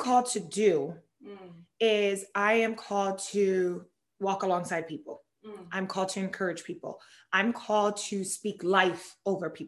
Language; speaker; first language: English; non-native, fluent; Spanish